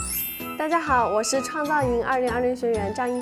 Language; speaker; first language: Chinese; native; Chinese